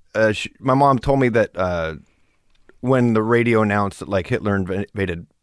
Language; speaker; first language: English; early bilingual, other home language; German